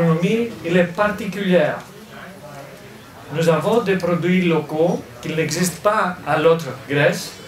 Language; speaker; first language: French; non-native, fluent; Greek